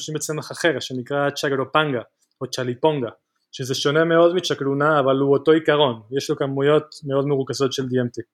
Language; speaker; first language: Hebrew; non-native, fluent; Spanish